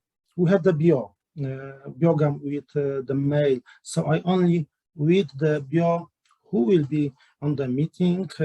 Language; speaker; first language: English; non-native, learner; Polish